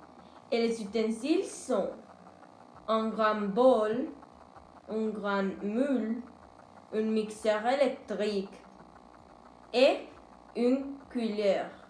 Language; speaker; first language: French; non-native, learner; Spanish